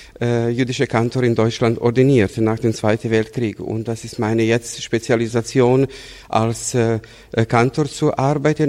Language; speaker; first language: German; non-native, fluent; Serbian